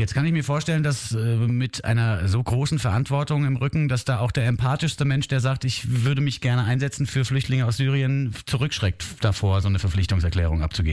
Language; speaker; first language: German; native; German